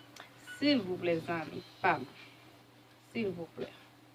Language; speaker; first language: French; non-native, learner; Haitian Creole